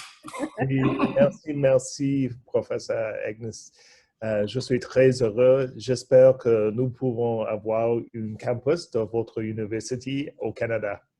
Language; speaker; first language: French; non-native, fluent; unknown